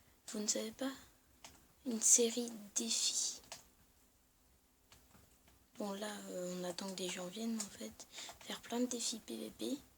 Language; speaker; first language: French; native; French